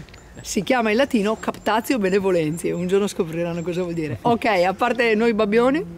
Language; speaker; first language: Italian; native; Italian